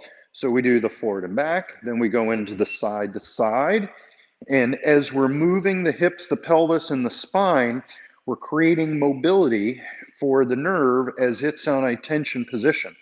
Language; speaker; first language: English; native; English